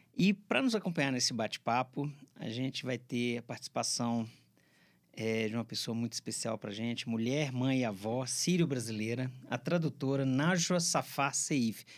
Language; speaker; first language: Portuguese; native; Portuguese